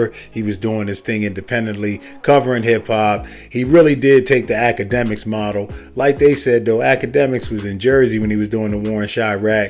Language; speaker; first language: English; native; English